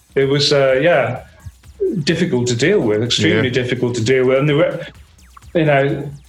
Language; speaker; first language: English; native; English